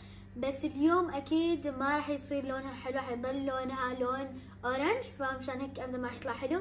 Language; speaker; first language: Arabic; native; Arabic